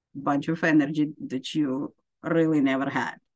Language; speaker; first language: English; non-native, fluent; Ukrainian